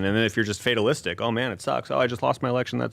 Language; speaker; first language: English; native; English